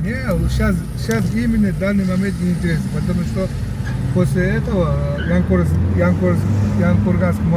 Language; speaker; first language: Russian; non-native, local second language; Uzbek